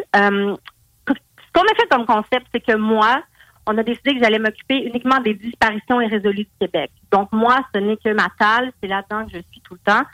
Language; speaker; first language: French; native; French